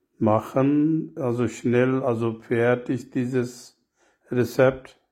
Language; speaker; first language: German; non-native, learner; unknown